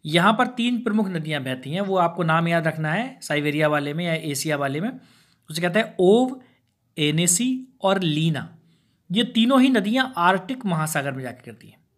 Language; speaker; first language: Hindi; native; Hindi